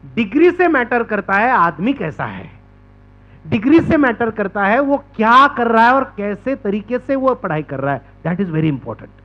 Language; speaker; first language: Hindi; non-native, local second language; Marathi